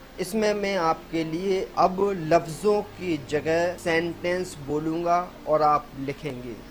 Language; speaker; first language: Urdu; native; Urdu